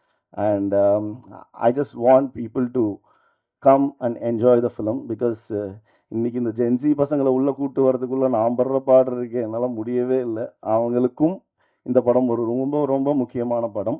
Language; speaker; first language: Tamil; native; Tamil